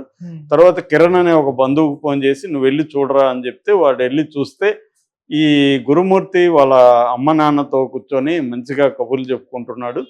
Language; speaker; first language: Telugu; native; Telugu